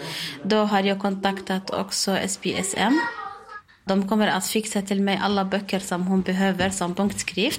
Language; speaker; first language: Swedish; non-native, learner; Arabic